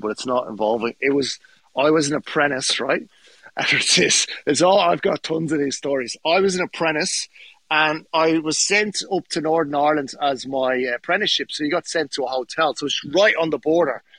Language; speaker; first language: English; native; English